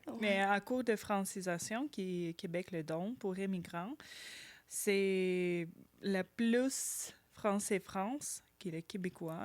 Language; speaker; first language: French; non-native, learner; Ukrainian